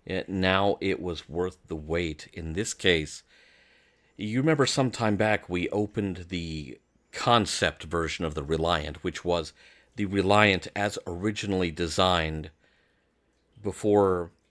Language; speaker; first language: English; native; English